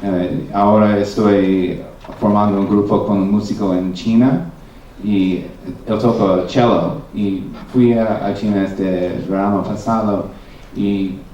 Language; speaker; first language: Spanish; non-native, fluent; English